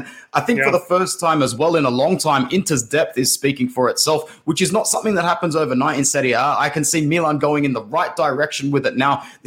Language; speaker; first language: English; native; English